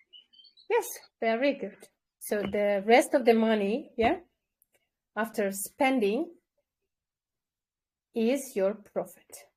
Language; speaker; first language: English; non-native, fluent; Kyrgyz